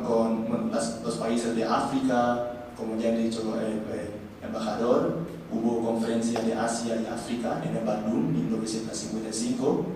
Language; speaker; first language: Spanish; non-native, learner; Indonesian